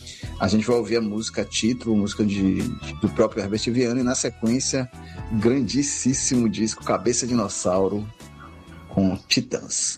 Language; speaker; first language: Portuguese; native; Portuguese